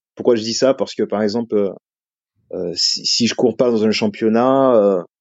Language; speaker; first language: French; native; French